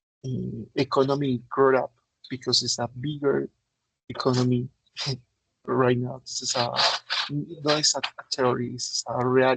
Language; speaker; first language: English; non-native, learner; Spanish